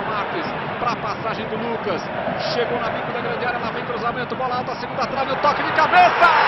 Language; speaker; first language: Portuguese; native; Portuguese